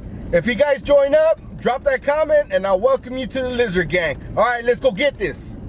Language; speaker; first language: English; native; English